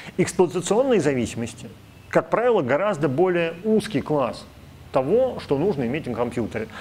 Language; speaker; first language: Russian; native; Russian